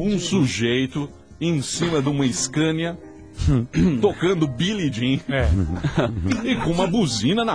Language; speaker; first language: Portuguese; native; Portuguese